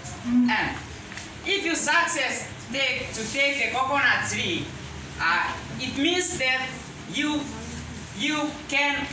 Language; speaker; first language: English; non-native, learner; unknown